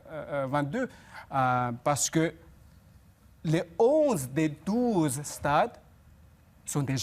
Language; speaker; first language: French; non-native, fluent; Chinese